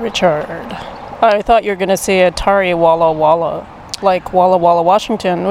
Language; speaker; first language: English; native; English